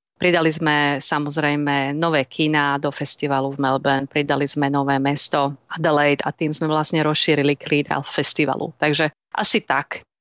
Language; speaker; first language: Slovak; native; Slovak